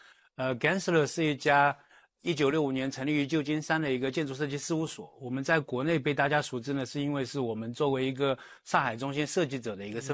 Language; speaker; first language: Chinese; native; Chinese